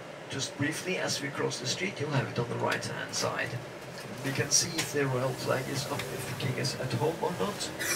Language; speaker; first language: English; non-native, fluent; Norwegian